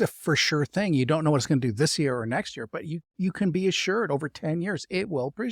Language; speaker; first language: English; native; English